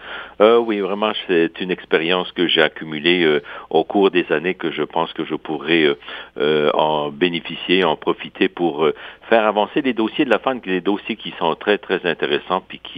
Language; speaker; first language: French; native; French